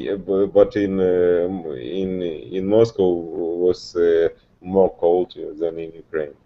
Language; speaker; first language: English; non-native, learner; Russian